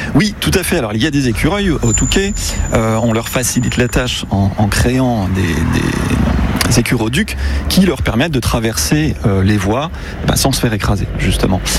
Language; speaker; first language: French; native; French